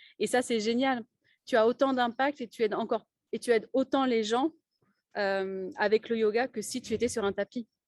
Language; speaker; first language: French; native; French